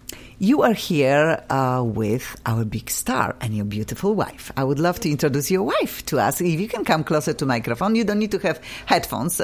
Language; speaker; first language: English; non-native, fluent; Polish